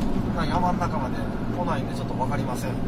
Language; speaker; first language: Japanese; native; Japanese